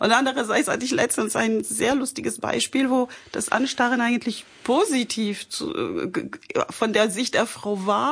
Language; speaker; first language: German; non-native, fluent; French